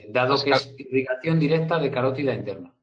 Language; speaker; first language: Spanish; native; Spanish